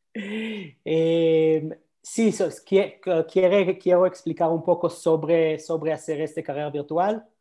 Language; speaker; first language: Spanish; non-native, learner; Hebrew